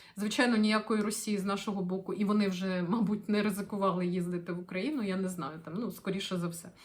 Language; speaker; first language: Ukrainian; non-native, local second language; Russian